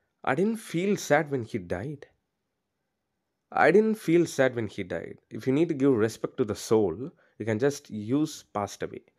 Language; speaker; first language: English; non-native, local second language; Tamil